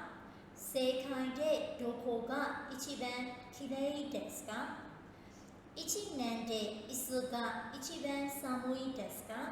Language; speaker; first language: Japanese; non-native, fluent; Burmese